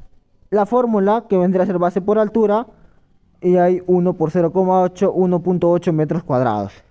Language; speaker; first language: Spanish; native; Spanish